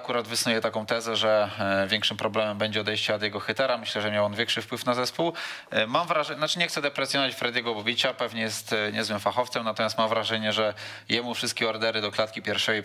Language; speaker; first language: Polish; native; Polish